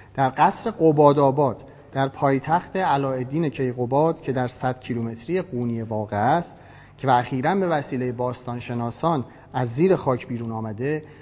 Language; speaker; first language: Persian; native; Persian